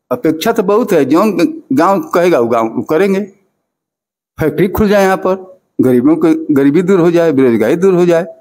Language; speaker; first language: Hindi; native; Hindi